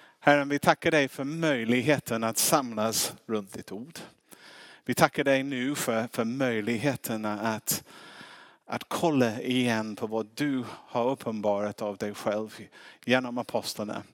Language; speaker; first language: Swedish; non-native, fluent; English